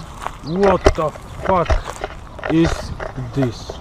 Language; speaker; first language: English; non-native, learner; Polish